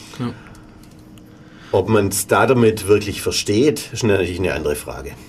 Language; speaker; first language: German; native; German